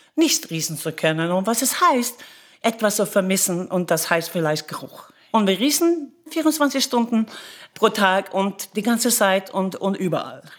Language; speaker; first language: German; non-native, fluent; Norwegian